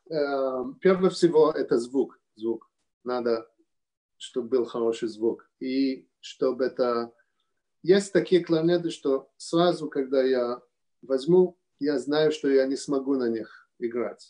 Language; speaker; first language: Russian; early bilingual, heritage; Russian